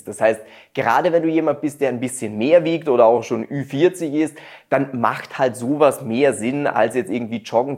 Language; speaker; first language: German; native; German